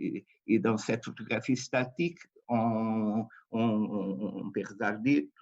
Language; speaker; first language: French; non-native, fluent; Portuguese